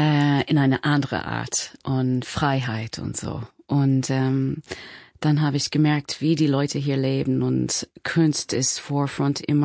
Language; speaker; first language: German; non-native, fluent; English